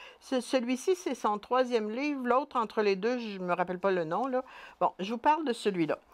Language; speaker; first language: French; native; French